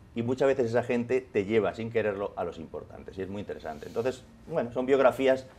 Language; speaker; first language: Spanish; native; Spanish